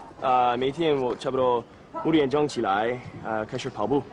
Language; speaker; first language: Chinese; non-native, learner; French